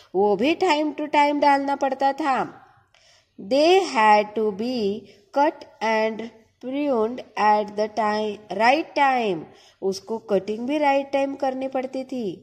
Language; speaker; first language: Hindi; non-native, local second language; Marathi